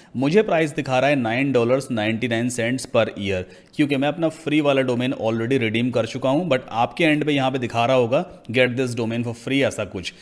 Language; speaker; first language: Hindi; native; Hindi